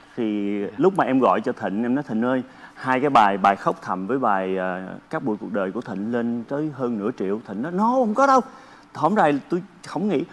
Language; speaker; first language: Vietnamese; early bilingual, heritage; Vietnamese